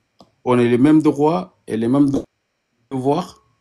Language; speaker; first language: French; non-native, learner; Arabic